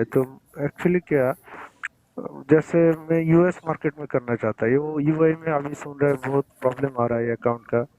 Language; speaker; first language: Hindi; non-native, learner; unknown